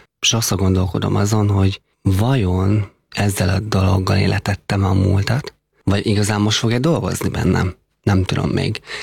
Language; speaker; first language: Hungarian; native; Hungarian